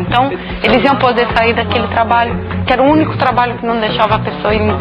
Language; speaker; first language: Portuguese; native; Portuguese